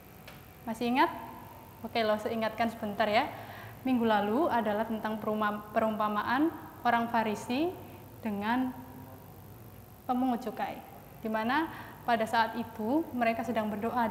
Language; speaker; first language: Indonesian; native; Indonesian